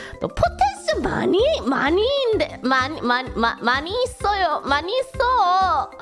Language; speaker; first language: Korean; non-native, learner; English